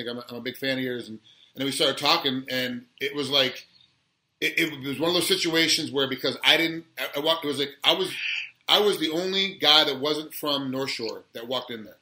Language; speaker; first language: English; native; English